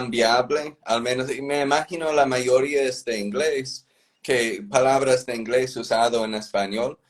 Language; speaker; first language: Spanish; non-native, fluent; English